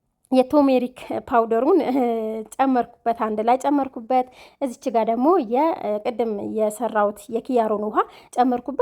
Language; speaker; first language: Amharic; native; Amharic